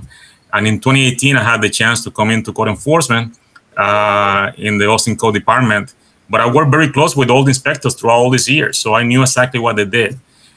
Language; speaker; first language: English; non-native, fluent; Spanish